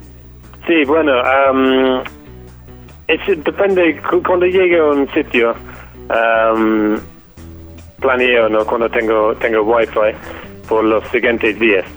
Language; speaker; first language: Spanish; non-native, fluent; English